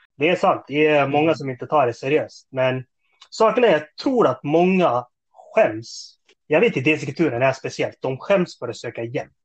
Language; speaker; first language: Swedish; early bilingual, other home language; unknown